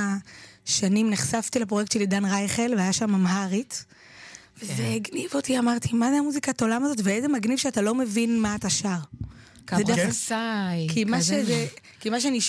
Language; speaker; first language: Hebrew; native; Hebrew